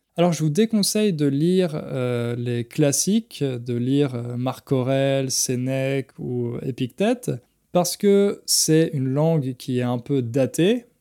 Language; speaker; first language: French; native; French